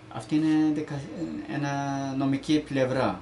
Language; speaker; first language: Greek; non-native, learner; Turkish